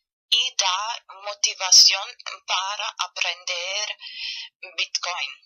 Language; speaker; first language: Spanish; non-native, fluent; German